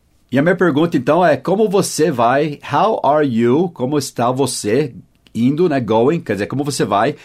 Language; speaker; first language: Portuguese; non-native, fluent; English